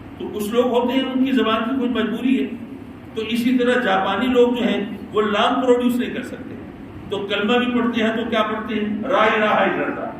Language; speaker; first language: Urdu; native; Urdu